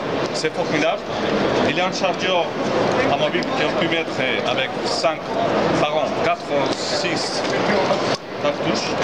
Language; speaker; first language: French; non-native, fluent; Spanish